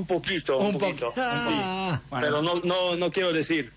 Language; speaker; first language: Spanish; early bilingual, heritage; English